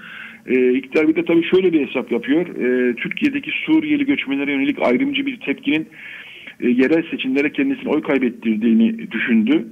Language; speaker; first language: Turkish; native; Turkish